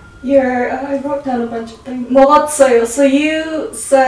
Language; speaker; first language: English; early bilingual, other home language; Korean